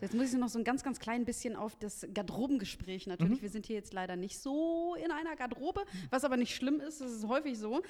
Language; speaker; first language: German; native; German